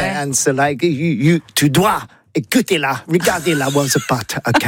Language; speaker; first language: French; non-native, learner; English